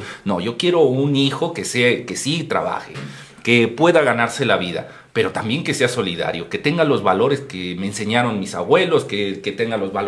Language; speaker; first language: Spanish; native; Spanish